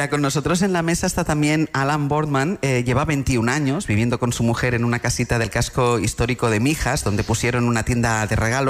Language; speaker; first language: Spanish; native; Spanish